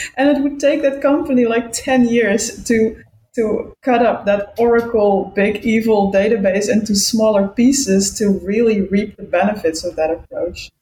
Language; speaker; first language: English; non-native, fluent; Dutch